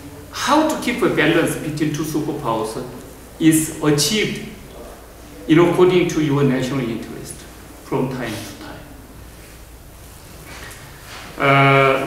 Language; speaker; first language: English; non-native, fluent; Korean